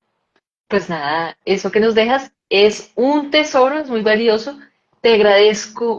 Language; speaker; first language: Spanish; native; Spanish